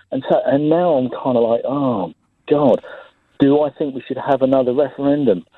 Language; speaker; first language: English; native; English